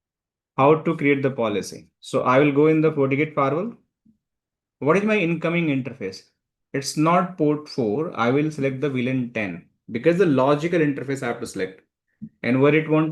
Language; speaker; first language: English; non-native, local second language; Hindi